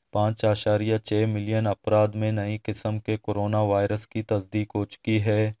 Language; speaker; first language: Urdu; non-native, local second language; Baluchi